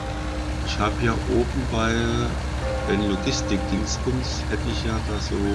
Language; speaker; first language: German; native; German